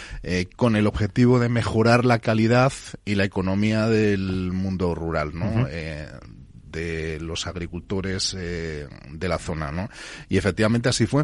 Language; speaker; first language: Spanish; native; Spanish